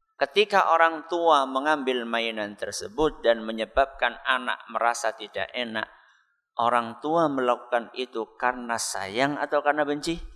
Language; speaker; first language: Indonesian; non-native, local second language; Javanese